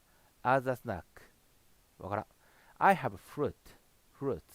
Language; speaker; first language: English; non-native, learner; Japanese